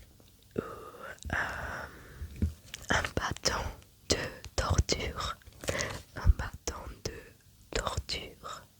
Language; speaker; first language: French; non-native, learner; German